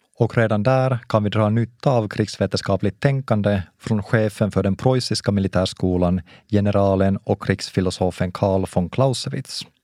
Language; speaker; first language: Swedish; non-native, local second language; Finnish